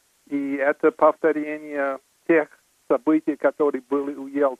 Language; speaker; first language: Russian; non-native, fluent; English